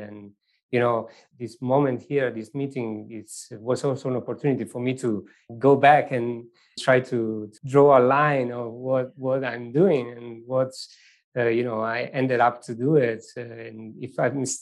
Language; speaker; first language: English; non-native, fluent; Italian